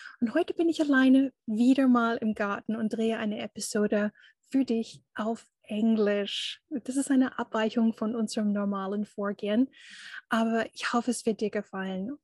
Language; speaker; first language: German; non-native, fluent; English